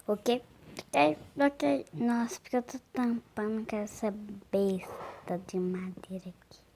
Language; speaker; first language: Portuguese; native; Portuguese